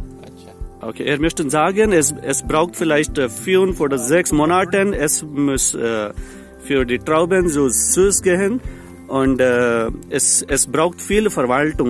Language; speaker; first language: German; non-native, learner; Marathi